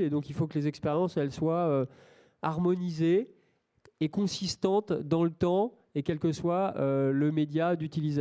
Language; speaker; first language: French; native; French